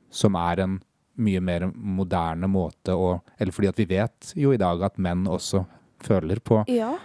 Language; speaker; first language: Norwegian; native; Norwegian